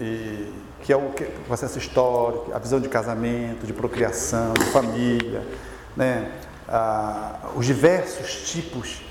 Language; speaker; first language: Portuguese; native; Portuguese